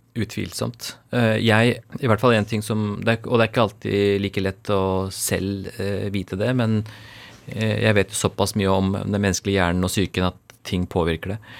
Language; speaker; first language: Norwegian; early bilingual, other home language; Urdu